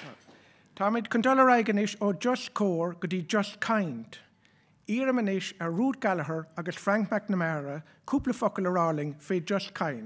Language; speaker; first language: Irish; non-native, local second language; English